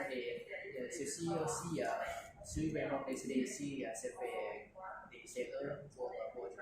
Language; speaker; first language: French; non-native, learner; Lao